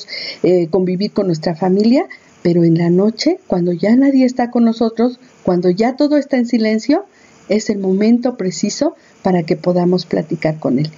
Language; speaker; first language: Spanish; native; Spanish